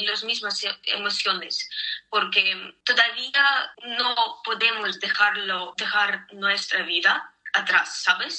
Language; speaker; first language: Spanish; non-native, fluent; Ukrainian